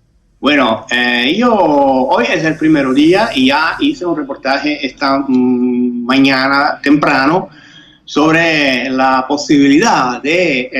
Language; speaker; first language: Spanish; non-native, fluent; Italian